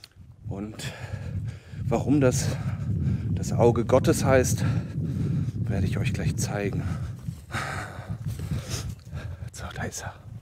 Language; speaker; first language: German; native; German